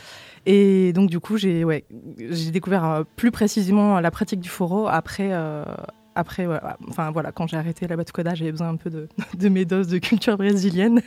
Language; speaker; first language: French; native; French